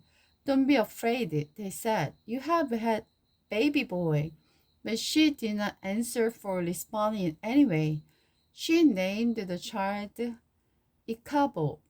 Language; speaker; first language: English; non-native, learner; Korean